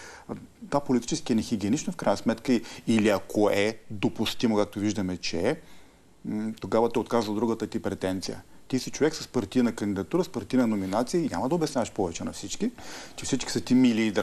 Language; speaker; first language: Bulgarian; native; Bulgarian